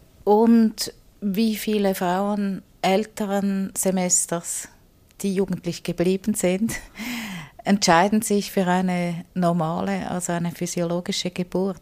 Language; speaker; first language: German; native; German